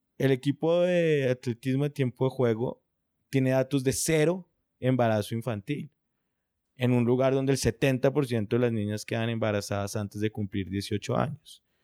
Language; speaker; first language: Spanish; native; Spanish